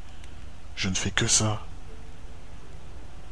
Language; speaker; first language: French; native; French